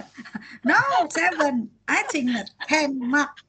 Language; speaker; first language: English; non-native, learner; Vietnamese